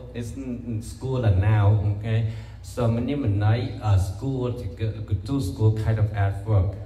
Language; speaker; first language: English; non-native, fluent; Vietnamese